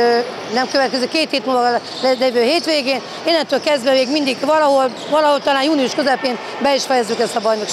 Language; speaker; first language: Hungarian; native; Hungarian